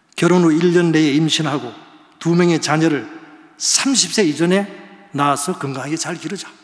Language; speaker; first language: Korean; native; Korean